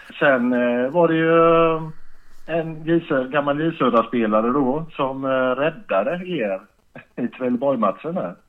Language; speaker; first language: Swedish; native; Swedish